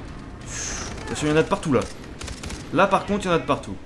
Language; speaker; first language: French; native; French